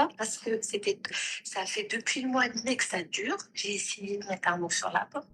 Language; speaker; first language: French; native; French